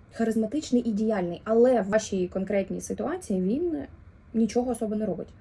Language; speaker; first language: Ukrainian; non-native, local second language; Russian